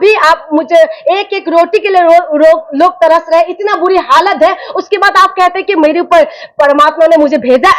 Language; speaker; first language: Hindi; non-native, local second language; Assamese